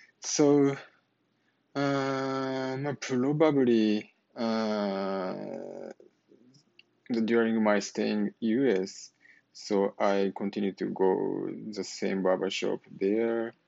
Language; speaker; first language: English; non-native, learner; Japanese